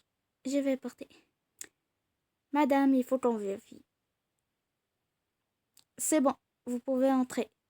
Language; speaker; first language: French; non-native, learner; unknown